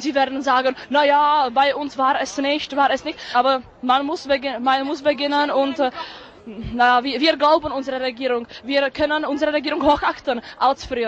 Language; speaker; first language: German; non-native, fluent; Czech